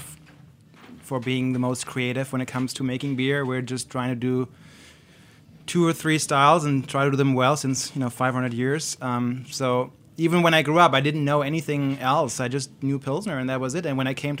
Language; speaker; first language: English; non-native, fluent; German